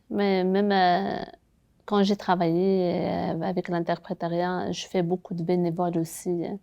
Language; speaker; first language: French; non-native, local second language; Arabic